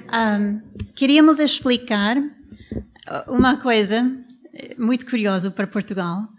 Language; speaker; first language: Portuguese; non-native, fluent; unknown